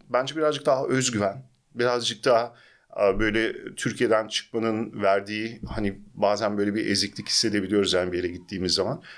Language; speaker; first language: Turkish; early bilingual, heritage; Turkish